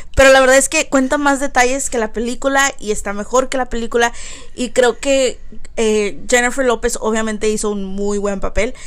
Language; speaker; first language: Spanish; early bilingual, heritage; Spanish